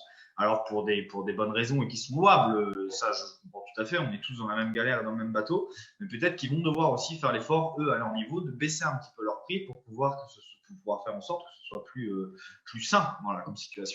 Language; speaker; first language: French; native; French